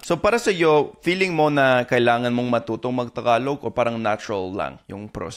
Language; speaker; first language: Filipino; non-native, fluent; English